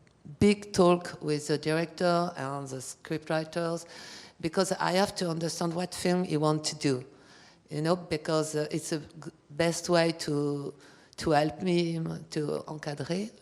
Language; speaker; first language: English; non-native, learner; French